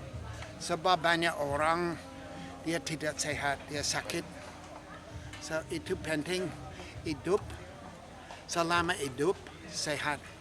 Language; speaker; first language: Indonesian; non-native, learner; English